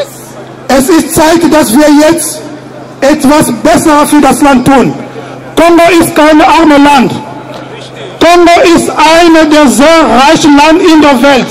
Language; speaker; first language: German; non-native, fluent; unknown